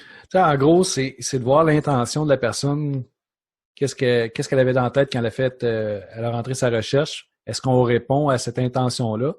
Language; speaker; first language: French; native; French